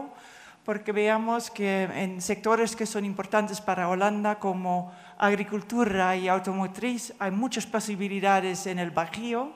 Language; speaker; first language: Spanish; non-native, fluent; Dutch